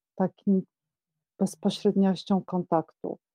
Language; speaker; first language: Polish; native; Polish